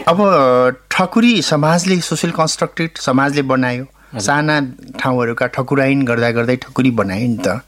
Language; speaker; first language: Nepali; native; Nepali